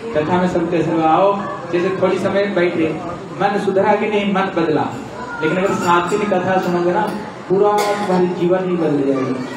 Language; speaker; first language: Hindi; native; Hindi